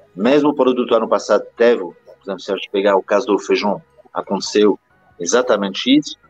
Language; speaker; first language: Portuguese; non-native, fluent; French